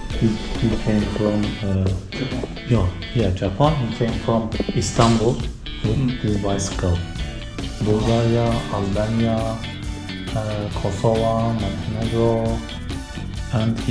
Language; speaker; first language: English; non-native, learner; Turkish